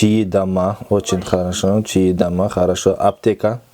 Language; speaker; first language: Russian; non-native, local second language; Kyrgyz